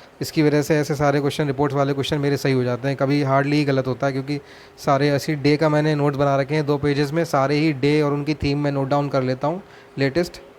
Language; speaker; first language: Hindi; native; Hindi